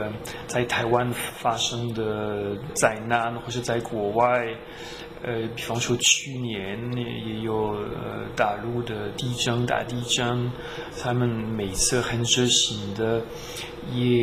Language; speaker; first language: Chinese; non-native, fluent; French